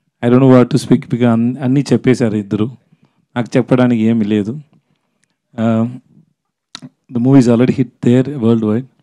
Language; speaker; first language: Telugu; non-native, learner; Tamil